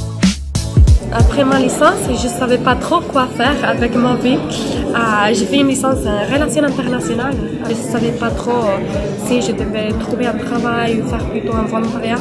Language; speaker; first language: French; non-native, fluent; Spanish